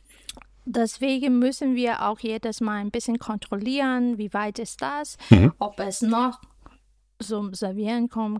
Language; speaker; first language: German; non-native, fluent; Chinese